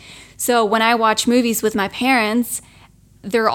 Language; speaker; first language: English; non-native, fluent; German